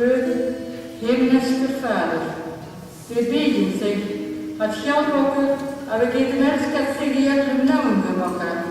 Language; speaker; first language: Icelandic; non-native, learner; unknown